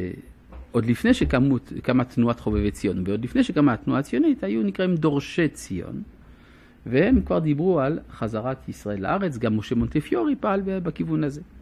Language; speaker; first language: Hebrew; non-native, fluent; French